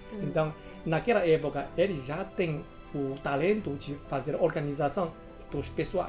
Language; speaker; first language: Portuguese; non-native, fluent; Chinese